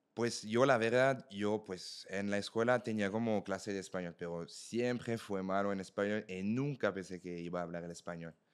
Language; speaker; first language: Spanish; non-native, fluent; French